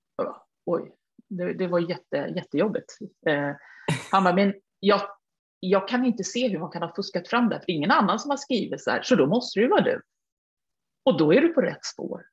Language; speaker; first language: Swedish; native; Swedish